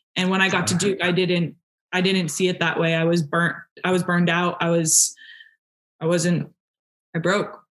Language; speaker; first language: English; native; English